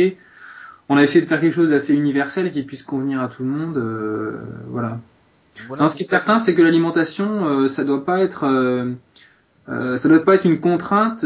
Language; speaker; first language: French; native; French